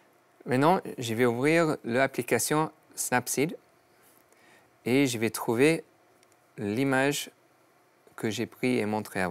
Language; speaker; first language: French; non-native, learner; English